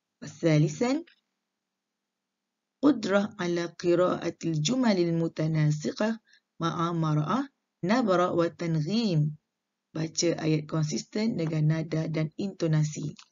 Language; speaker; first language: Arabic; non-native, fluent; Malay